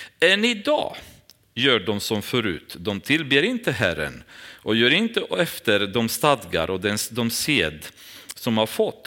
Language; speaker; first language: Swedish; non-native, fluent; Romanian